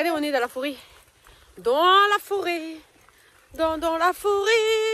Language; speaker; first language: French; native; French